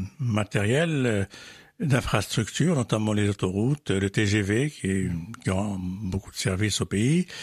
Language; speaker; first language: French; non-native, local second language; Arabic